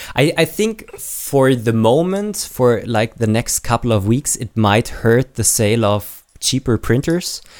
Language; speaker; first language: English; non-native, fluent; German